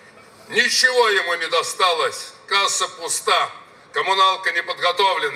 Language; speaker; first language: Russian; native; Russian